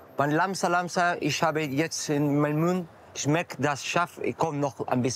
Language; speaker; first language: German; non-native, learner; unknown